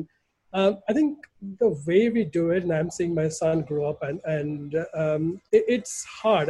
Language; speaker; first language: English; non-native, local second language; Gujarati